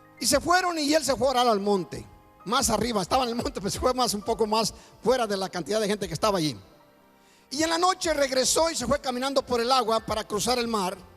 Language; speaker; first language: Spanish; native; Spanish